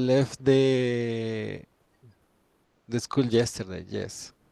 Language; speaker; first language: English; non-native, learner; Spanish